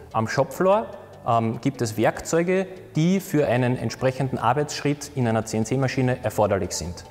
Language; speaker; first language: German; native; German